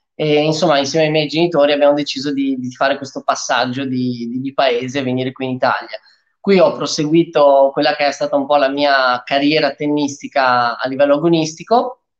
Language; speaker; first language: Italian; early bilingual, other home language; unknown